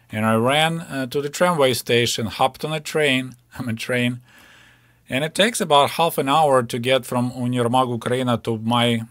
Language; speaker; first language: English; non-native, fluent; Ukrainian